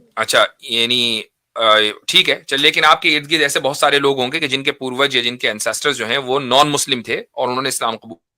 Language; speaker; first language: Urdu; native; Urdu